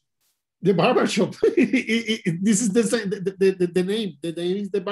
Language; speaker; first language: English; non-native, learner; Spanish